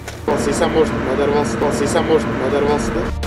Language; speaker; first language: Russian; non-native, local second language; Kyrgyz